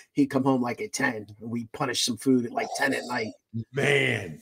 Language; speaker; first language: English; native; English